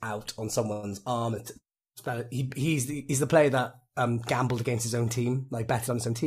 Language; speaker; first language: English; native; English